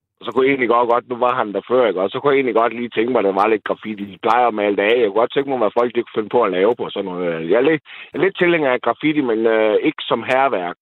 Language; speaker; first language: Danish; native; Danish